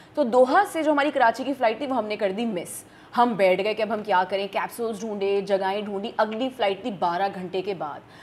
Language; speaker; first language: Urdu; native; Urdu